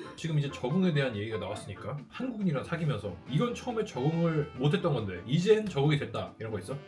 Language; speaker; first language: Korean; native; Korean